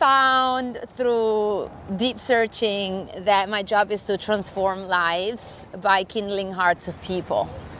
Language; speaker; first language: English; non-native, fluent; Italian